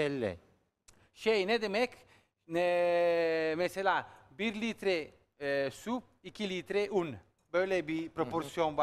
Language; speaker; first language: Turkish; non-native, learner; Italian